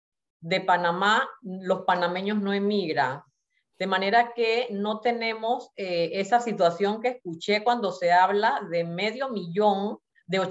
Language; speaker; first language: Spanish; native; Spanish